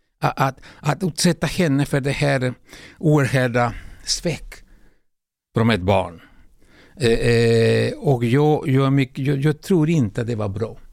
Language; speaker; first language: Swedish; non-native, fluent; Spanish